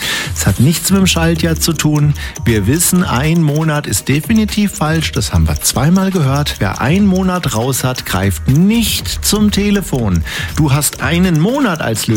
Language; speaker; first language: German; native; German